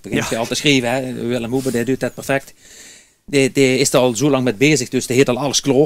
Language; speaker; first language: Dutch; native; Dutch